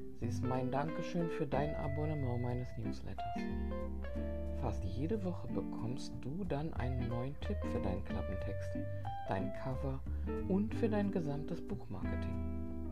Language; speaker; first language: German; native; German